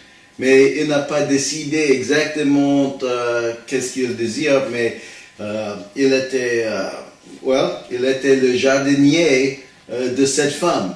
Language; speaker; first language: French; non-native, learner; English